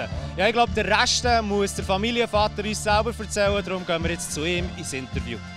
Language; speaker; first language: German; native; German